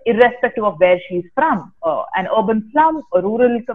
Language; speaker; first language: English; non-native, local second language; Kannada